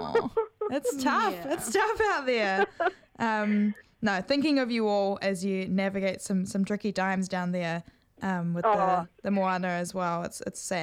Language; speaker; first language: English; native; English